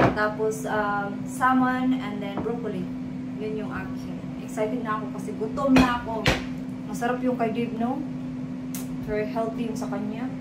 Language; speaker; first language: Filipino; non-native, local second language; Cebuano